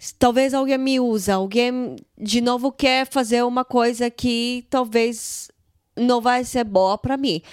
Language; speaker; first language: Portuguese; non-native, fluent; Russian